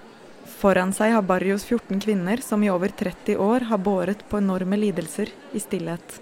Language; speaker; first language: Norwegian; native; Norwegian